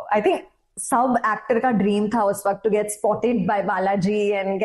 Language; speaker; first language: Hindi; native; Hindi